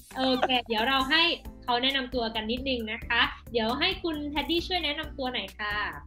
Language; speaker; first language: Thai; native; Thai